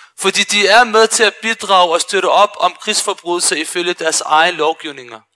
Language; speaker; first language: Danish; early bilingual, other home language; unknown